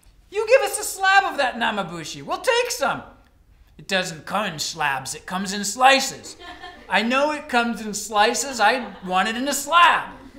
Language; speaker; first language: English; native; English